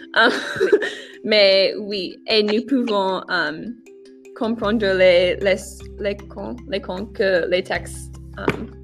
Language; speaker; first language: French; non-native, learner; English